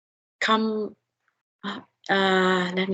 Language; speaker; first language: English; non-native, learner; Vietnamese